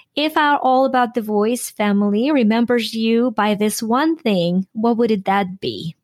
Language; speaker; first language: English; non-native, fluent; Ukrainian